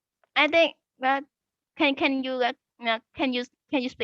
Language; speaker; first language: English; non-native, learner; Vietnamese